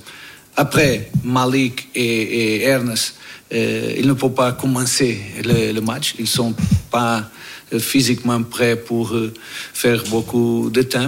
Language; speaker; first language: French; non-native, fluent; Portuguese